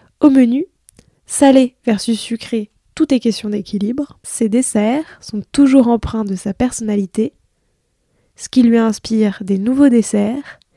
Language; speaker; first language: French; native; French